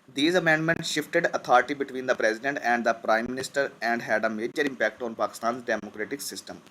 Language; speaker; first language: English; non-native, local second language; Urdu